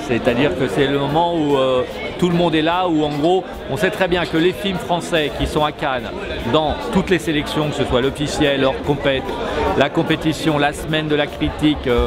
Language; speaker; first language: French; native; French